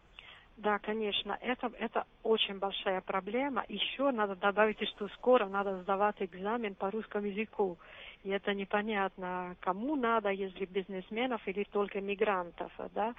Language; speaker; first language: Russian; non-native, fluent; Italian